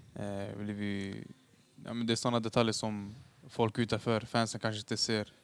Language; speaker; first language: Swedish; early bilingual, other home language; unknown